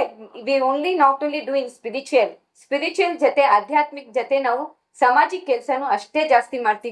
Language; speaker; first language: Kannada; non-native, local second language; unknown